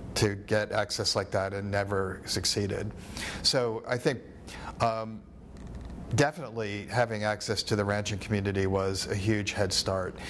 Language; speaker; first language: English; native; English